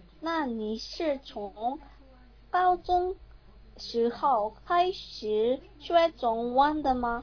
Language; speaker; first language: Chinese; non-native, learner; Korean